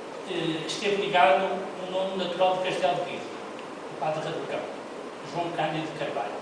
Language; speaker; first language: Portuguese; native; Portuguese